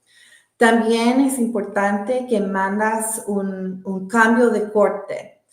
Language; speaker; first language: Spanish; early bilingual, heritage; Spanish